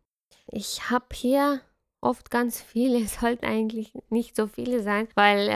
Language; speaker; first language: German; non-native, fluent; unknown